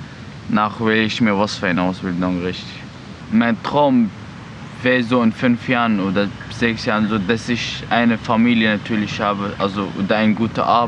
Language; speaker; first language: German; non-native, learner; Arabic